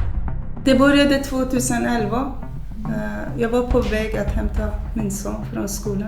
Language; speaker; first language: Swedish; non-native, fluent; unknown